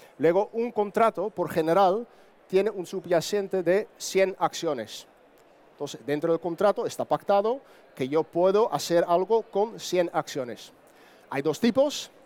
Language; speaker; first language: Spanish; non-native, fluent; Dutch